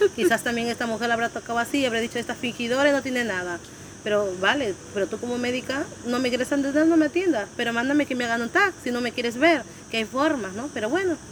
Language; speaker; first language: Spanish; native; Spanish